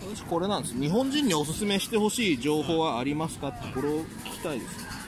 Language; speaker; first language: Japanese; native; Japanese